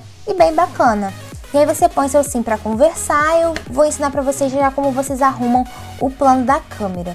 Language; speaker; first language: Portuguese; native; Portuguese